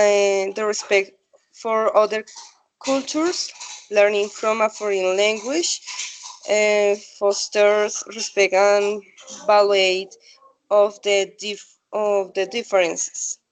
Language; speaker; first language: English; non-native, learner; Spanish